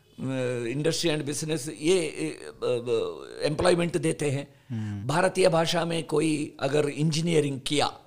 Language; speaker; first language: Hindi; non-native, local second language; Kannada